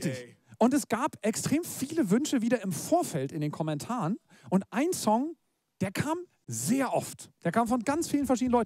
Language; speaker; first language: German; native; German